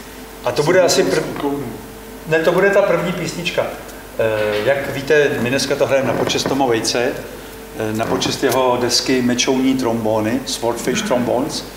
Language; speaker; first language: Czech; native; Czech